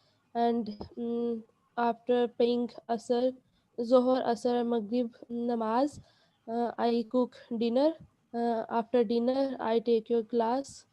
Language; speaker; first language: English; non-native, learner; Urdu